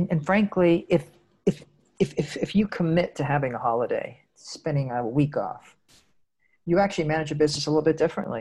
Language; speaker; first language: English; native; English